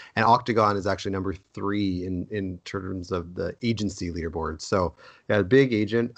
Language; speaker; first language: English; native; English